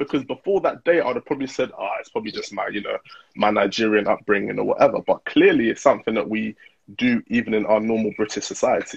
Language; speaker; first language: English; native; English